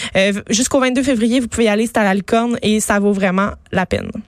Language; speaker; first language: French; native; French